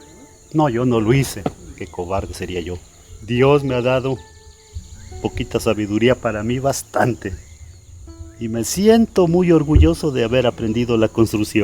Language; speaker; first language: Spanish; native; Spanish